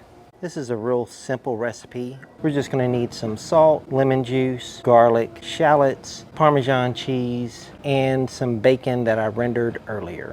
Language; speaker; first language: English; native; English